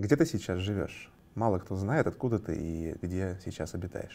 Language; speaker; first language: Russian; native; Russian